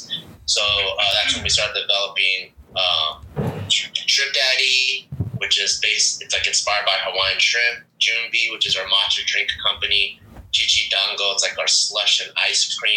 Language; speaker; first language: English; native; English